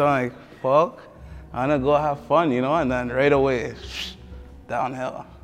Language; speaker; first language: English; early bilingual, other home language; French